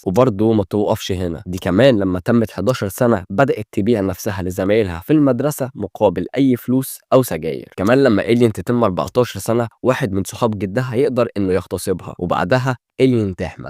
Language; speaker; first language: Arabic; native; Arabic